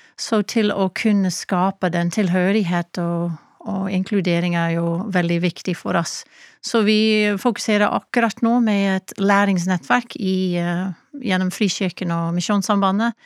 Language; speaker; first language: Norwegian; non-native, fluent; English